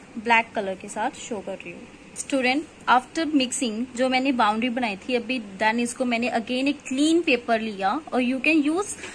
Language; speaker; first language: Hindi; non-native, local second language; Punjabi